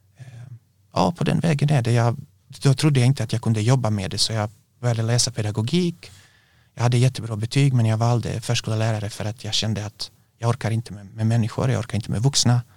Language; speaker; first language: Swedish; non-native, fluent; Bosnian